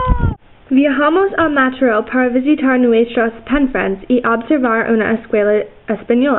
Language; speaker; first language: Spanish; non-native, learner; English